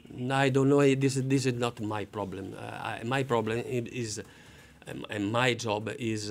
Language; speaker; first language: English; non-native, learner; Italian